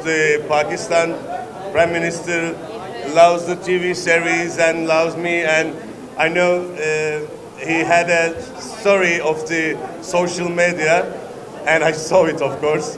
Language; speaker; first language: English; non-native, learner; Turkish